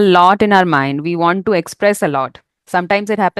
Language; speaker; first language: English; non-native, fluent; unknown